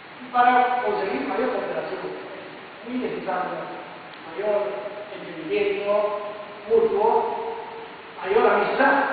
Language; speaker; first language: Spanish; non-native, fluent; Chinese